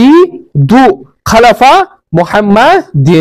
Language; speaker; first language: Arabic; non-native, fluent; Kashmiri